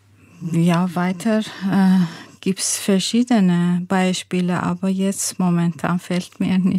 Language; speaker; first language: German; non-native, learner; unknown